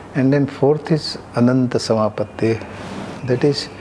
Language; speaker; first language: English; non-native, local second language; Marathi